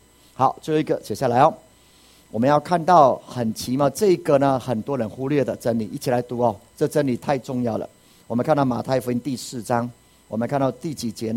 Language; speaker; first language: Chinese; native; Chinese